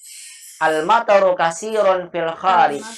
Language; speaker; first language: Arabic; non-native, fluent; Indonesian